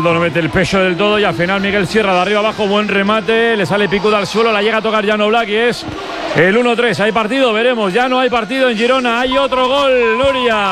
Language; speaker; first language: Spanish; native; Spanish